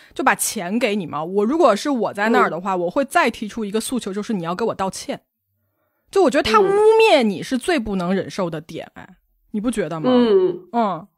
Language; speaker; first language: Chinese; native; Chinese